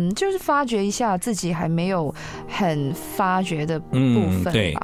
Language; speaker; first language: Chinese; non-native, local second language; Cantonese